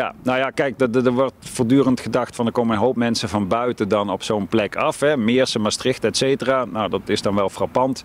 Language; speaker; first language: Dutch; native; Dutch